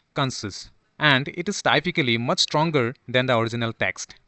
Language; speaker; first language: English; non-native, local second language; Assamese